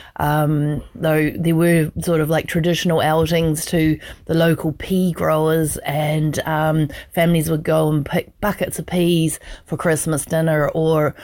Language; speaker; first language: English; native; English